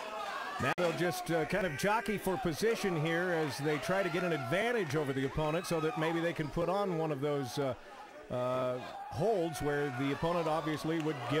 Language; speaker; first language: English; native; English